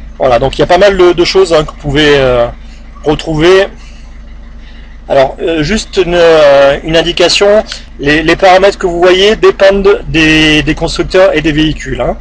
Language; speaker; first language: French; native; French